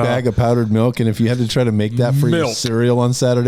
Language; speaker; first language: English; native; English